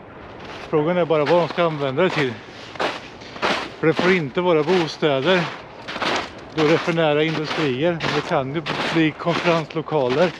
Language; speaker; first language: Swedish; native; Swedish